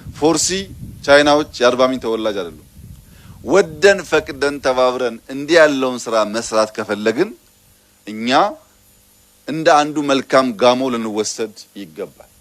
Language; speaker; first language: Amharic; non-native, local second language; Oromo